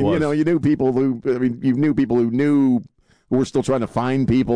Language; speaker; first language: English; native; English